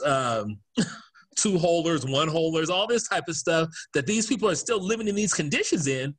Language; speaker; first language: English; native; English